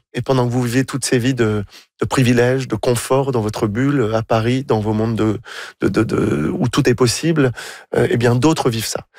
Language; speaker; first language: French; native; French